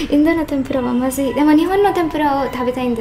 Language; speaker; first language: Japanese; non-native, learner; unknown